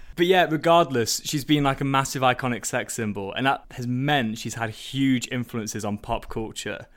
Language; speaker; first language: English; native; English